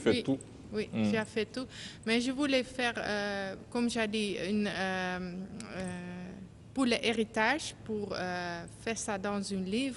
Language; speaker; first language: French; non-native, learner; Dutch